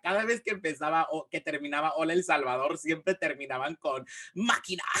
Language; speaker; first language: Spanish; early bilingual, heritage; Spanish